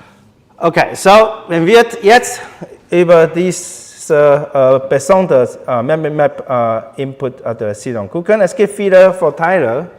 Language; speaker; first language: German; non-native, learner; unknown